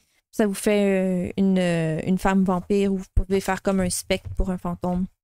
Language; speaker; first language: French; native; French